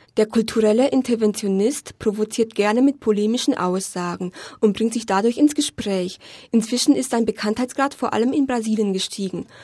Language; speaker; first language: German; native; German